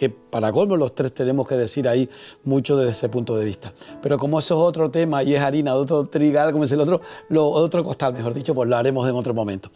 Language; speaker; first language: Spanish; native; Spanish